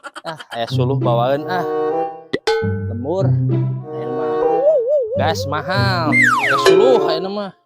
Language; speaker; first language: Indonesian; non-native, local second language; Sundanese